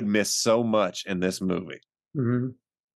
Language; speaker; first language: English; native; English